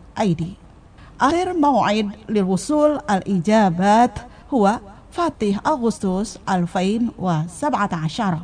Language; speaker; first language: Arabic; non-native, fluent; Indonesian